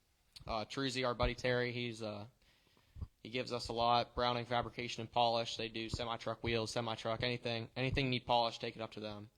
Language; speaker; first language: English; native; English